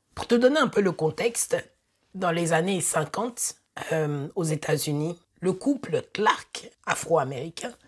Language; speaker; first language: French; native; French